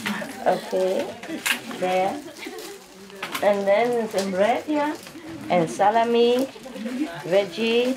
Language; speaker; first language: English; non-native, fluent; Vietnamese